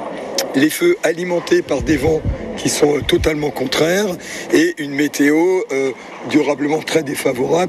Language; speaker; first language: French; native; French